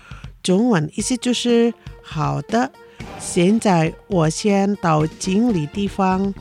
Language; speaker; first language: Chinese; non-native, learner; Indonesian